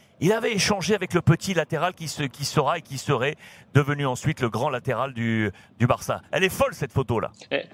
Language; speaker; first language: French; native; French